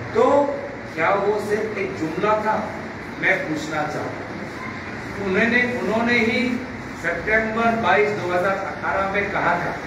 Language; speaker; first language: Hindi; non-native, local second language; Assamese